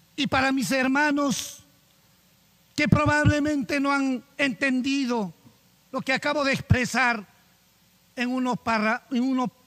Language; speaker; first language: Spanish; non-native, local second language; Quechua